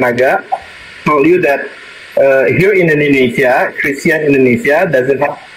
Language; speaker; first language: English; non-native, learner; Indonesian